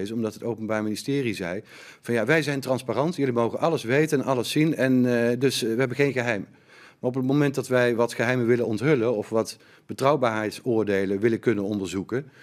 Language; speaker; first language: Dutch; native; Dutch